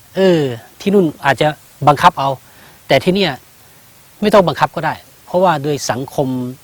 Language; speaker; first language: Thai; native; Thai